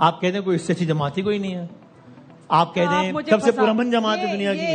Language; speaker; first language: Urdu; native; Urdu